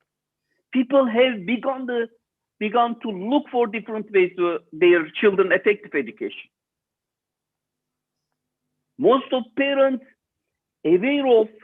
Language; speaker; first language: English; non-native, learner; Turkish